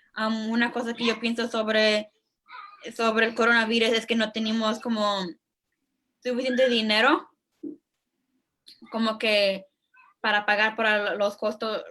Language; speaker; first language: Spanish; early bilingual, heritage; Spanish